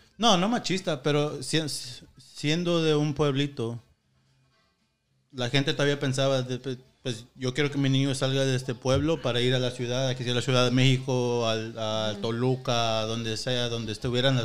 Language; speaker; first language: Spanish; early bilingual, heritage; Spanish